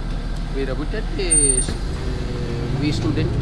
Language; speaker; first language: Russian; non-native, learner; Urdu